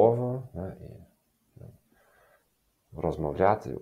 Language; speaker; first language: Ukrainian; non-native, learner; German